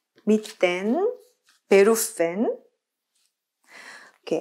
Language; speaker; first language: German; non-native, learner; Korean